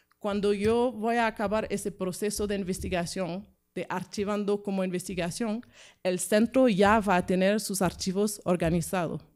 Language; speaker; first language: Spanish; non-native, fluent; French